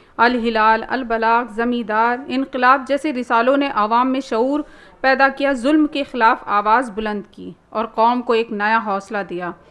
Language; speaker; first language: Urdu; native; Urdu